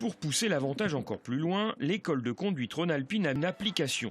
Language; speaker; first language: French; native; French